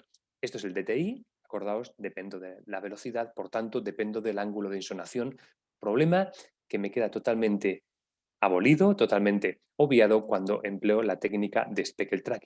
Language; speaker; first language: Spanish; native; Spanish